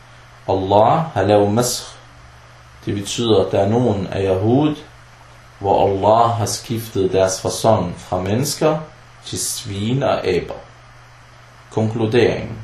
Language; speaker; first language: Danish; early bilingual, other home language; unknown